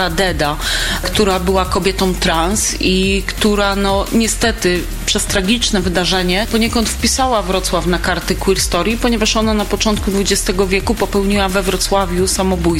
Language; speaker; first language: Polish; native; Polish